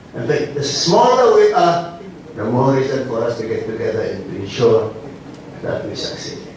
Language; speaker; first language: English; non-native, local second language; Central Dusun